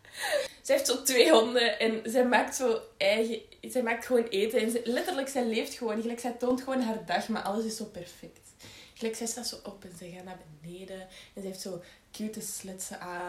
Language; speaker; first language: Dutch; native; Dutch